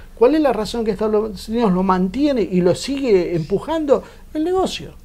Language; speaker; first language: Spanish; native; Spanish